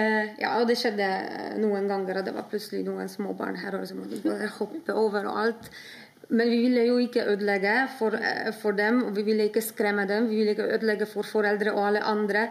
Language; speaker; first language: Norwegian; non-native, fluent; Polish